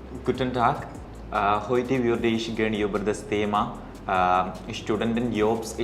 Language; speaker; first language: German; non-native, learner; Malayalam